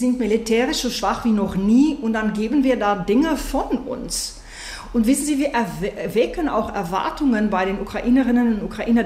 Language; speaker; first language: German; native; German